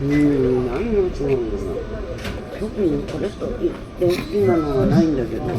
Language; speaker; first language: Japanese; native; Japanese